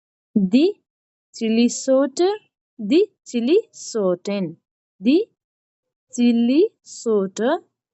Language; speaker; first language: German; non-native, learner; Nepali